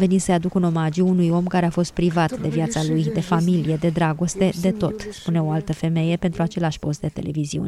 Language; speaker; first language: Romanian; native; Romanian